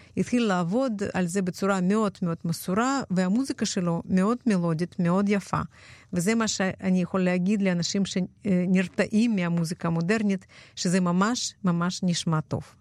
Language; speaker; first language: Hebrew; non-native, fluent; Russian